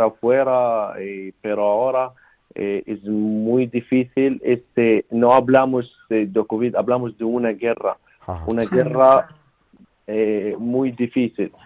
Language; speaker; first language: Spanish; non-native, learner; Arabic